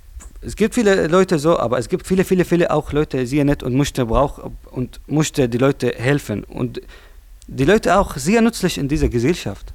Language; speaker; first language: German; non-native, learner; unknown